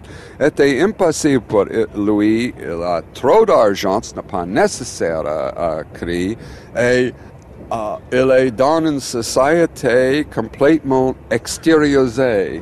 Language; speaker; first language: French; non-native, learner; English